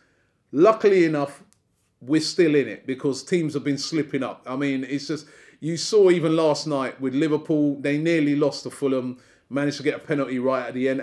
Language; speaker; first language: English; native; English